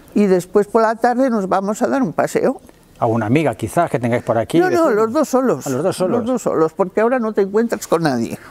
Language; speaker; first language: Spanish; native; Spanish